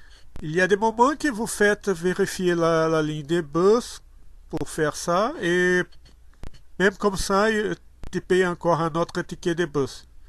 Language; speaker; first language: French; non-native, learner; Portuguese